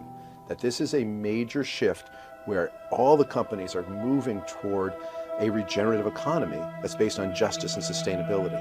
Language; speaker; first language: English; native; English